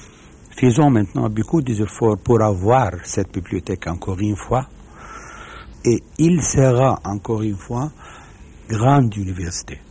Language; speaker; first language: French; non-native, learner; Arabic